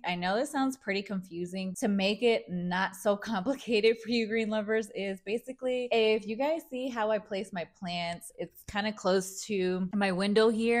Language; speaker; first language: English; early bilingual, other home language; Spanish